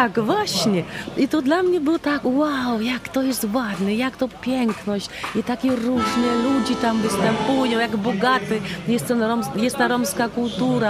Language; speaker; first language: Polish; non-native, learner; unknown